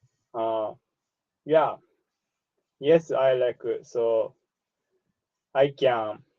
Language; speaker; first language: English; non-native, learner; Japanese